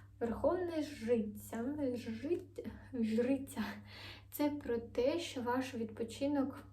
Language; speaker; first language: Ukrainian; non-native, local second language; Russian